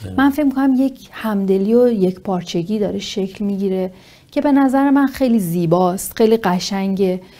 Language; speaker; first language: Persian; native; Persian